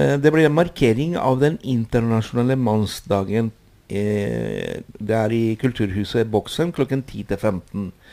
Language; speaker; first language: Norwegian; non-native, fluent; Spanish